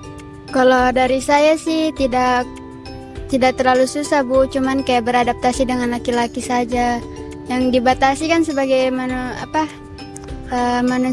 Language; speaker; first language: Indonesian; native; Indonesian